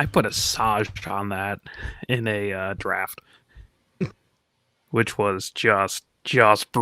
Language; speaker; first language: English; native; English